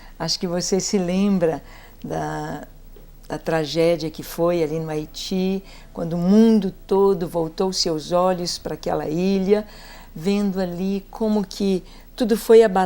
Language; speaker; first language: Portuguese; native; Portuguese